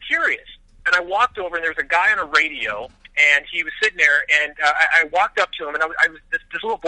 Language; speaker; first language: English; native; English